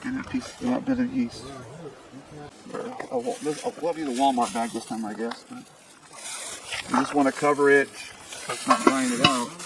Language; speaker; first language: English; native; English